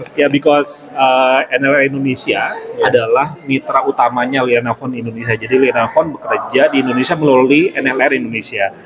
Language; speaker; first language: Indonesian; native; Indonesian